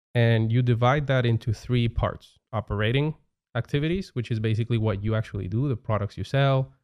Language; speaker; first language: English; non-native, fluent; Spanish